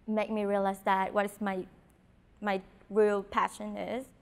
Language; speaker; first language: English; non-native, fluent; Vietnamese